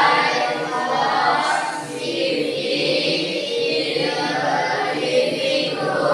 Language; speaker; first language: English; non-native, learner; Indonesian